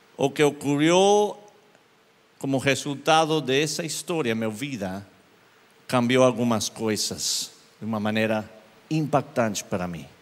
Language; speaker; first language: Portuguese; non-native, learner; English